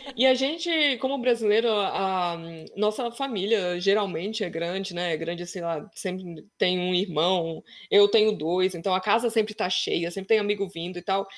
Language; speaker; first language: Portuguese; native; Portuguese